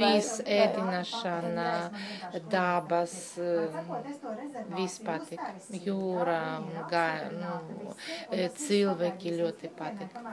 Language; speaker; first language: Latvian; non-native, local second language; Russian